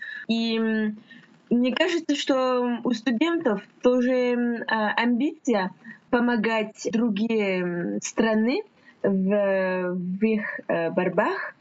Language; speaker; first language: Russian; non-native, fluent; French